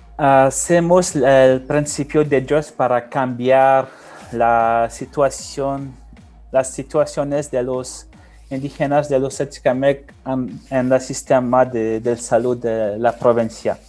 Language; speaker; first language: Spanish; non-native, learner; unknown